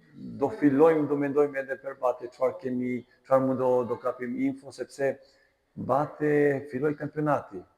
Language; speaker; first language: Albanian; non-native, fluent; Serbian